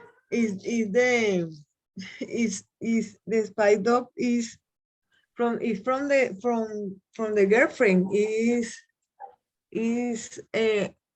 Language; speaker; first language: English; non-native, learner; Spanish